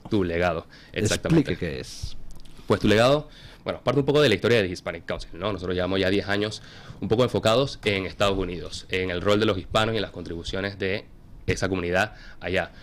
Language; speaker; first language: Spanish; native; Spanish